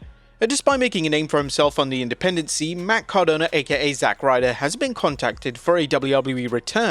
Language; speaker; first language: English; native; English